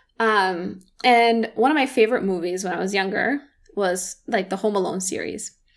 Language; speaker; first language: English; early bilingual, other home language; Spanish